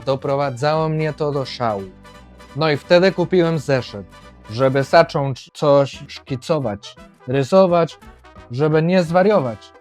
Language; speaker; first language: Polish; non-native, fluent; Spanish